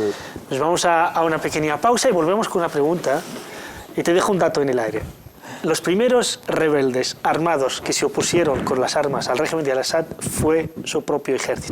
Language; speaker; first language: Spanish; native; Spanish